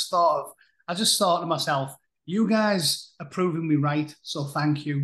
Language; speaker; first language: English; native; English